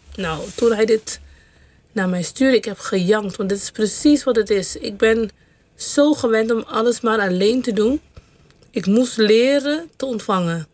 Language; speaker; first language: Dutch; non-native, local second language; English